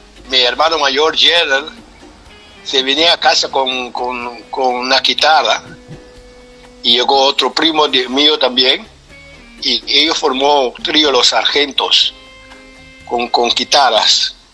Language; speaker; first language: Spanish; non-native, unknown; Papiamento